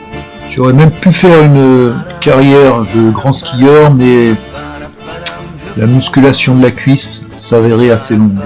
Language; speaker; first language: French; native; French